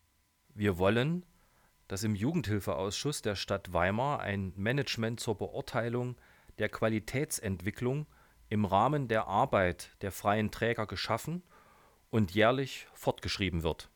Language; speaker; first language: German; native; German